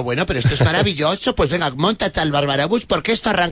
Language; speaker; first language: Spanish; native; Spanish